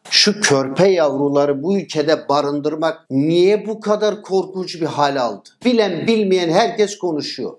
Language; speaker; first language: Turkish; native; Turkish